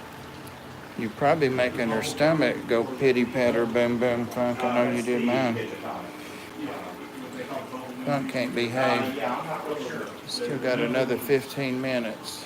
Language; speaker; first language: English; native; English